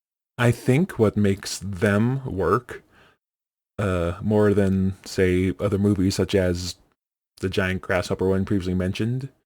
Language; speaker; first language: English; native; English